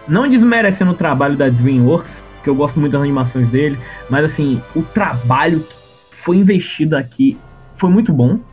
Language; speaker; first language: Portuguese; native; Portuguese